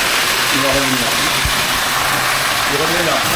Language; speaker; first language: French; native; French